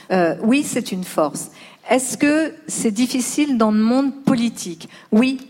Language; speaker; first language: French; early bilingual, other home language; Spanish